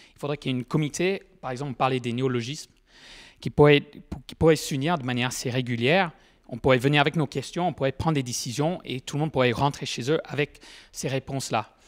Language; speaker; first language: French; non-native, fluent; English